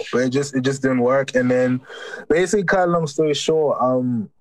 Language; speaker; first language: English; native; English